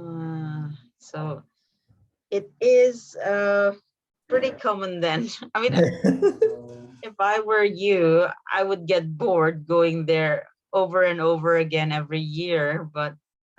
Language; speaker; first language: English; non-native, fluent; Indonesian